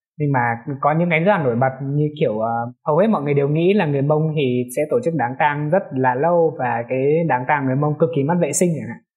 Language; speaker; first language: Vietnamese; non-native, local second language; Hmong